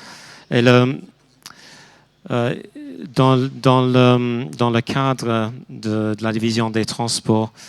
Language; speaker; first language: French; non-native, fluent; English